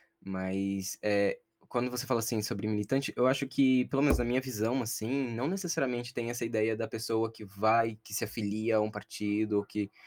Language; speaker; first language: Portuguese; native; Portuguese